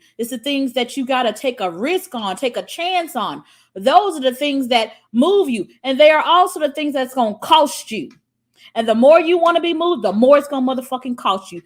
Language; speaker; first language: English; native; English